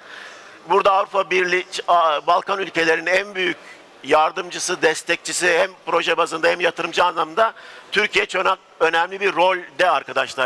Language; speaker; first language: Turkish; native; Turkish